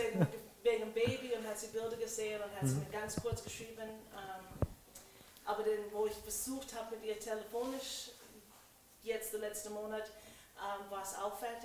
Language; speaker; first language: German; non-native, fluent; English